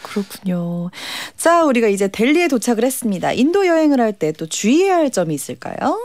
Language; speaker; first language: Korean; native; Korean